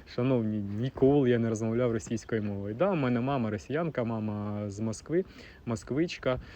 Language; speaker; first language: Ukrainian; non-native, local second language; Russian